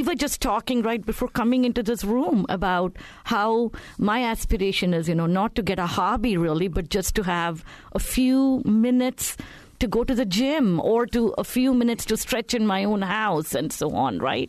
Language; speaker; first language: English; non-native, local second language; Tamil